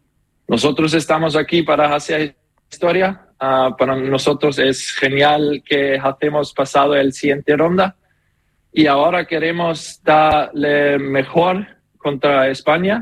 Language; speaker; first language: Spanish; non-native, learner; German